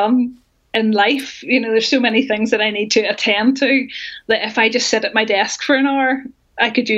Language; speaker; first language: English; native; English